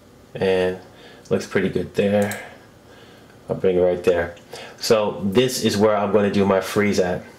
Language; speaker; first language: English; native; English